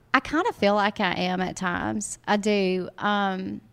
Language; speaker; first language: English; native; English